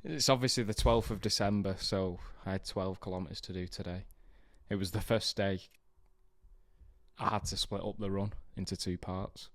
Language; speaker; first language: English; native; English